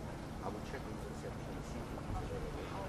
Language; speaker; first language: English; non-native, fluent; Italian